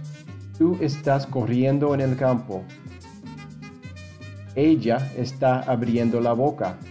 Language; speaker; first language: Spanish; non-native, fluent; English